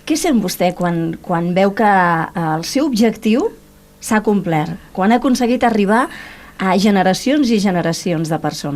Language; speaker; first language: Catalan; native; Catalan